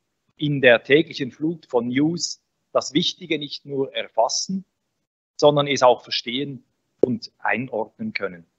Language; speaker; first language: German; native; German